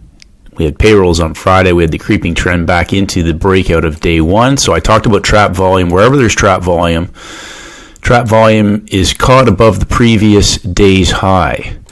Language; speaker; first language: English; native; English